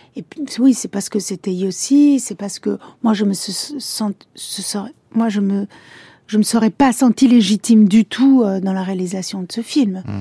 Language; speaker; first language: French; early bilingual, other home language; Italian